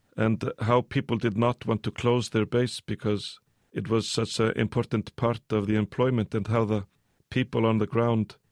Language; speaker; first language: English; early bilingual, other home language; Icelandic